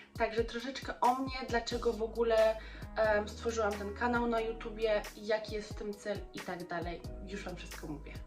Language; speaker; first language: Polish; early bilingual, heritage; Polish